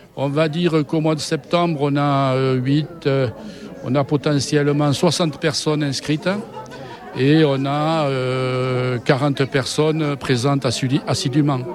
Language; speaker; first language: French; native; French